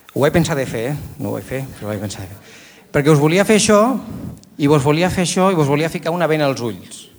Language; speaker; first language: Catalan; native; Catalan